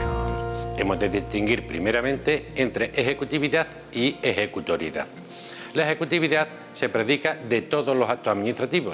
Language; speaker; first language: Spanish; native; Spanish